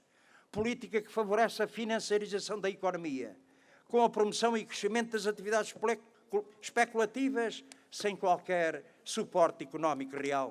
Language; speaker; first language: Portuguese; native; Portuguese